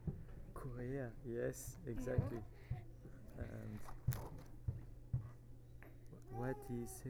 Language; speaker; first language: English; non-native, fluent; French